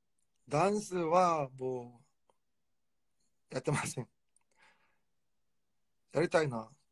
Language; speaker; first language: Japanese; non-native, fluent; Korean